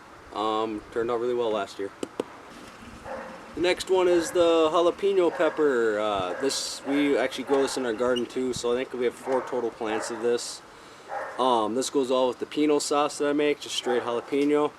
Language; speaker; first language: English; native; English